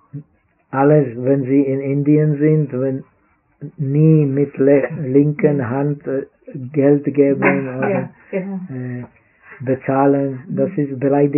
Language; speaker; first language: German; non-native, fluent; Czech